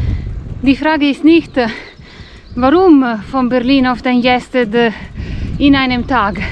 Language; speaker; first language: German; non-native, fluent; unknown